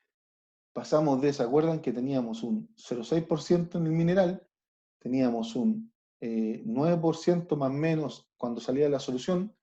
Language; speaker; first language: Spanish; native; Spanish